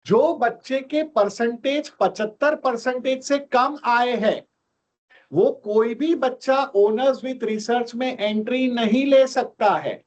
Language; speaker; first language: Hindi; non-native, local second language; Gujarati